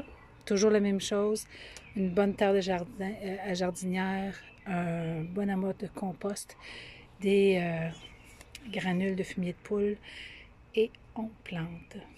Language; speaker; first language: French; native; French